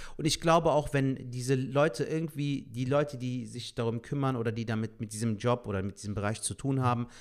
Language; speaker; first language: German; native; German